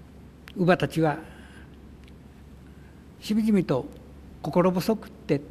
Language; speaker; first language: Japanese; native; Japanese